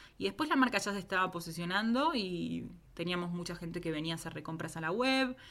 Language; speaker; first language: Spanish; native; Spanish